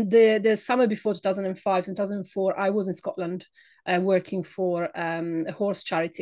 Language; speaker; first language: English; non-native, fluent; Italian